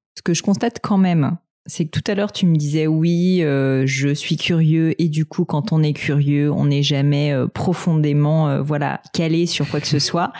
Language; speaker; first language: French; native; French